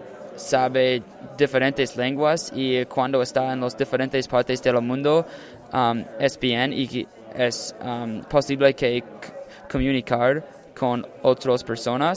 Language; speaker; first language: Spanish; non-native, learner; English